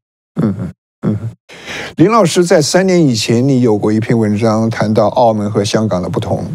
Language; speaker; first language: Chinese; native; Chinese